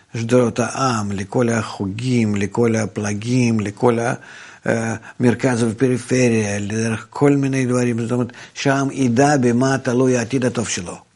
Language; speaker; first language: Hebrew; non-native, fluent; Russian